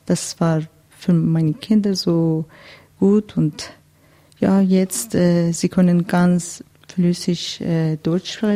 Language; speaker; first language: German; non-native, learner; Persian